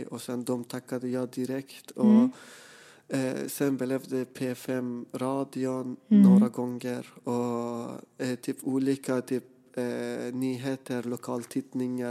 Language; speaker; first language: Swedish; non-native, fluent; Persian